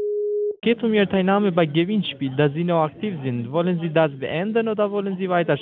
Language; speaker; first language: German; non-native, learner; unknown